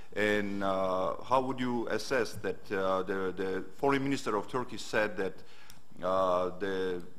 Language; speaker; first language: English; non-native, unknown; Georgian